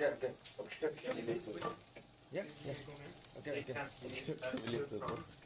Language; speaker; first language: English; non-native, learner; Thai